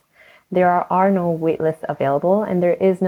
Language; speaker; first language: English; native; English